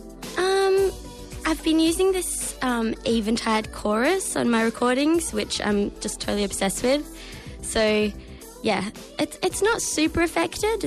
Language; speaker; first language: English; native; English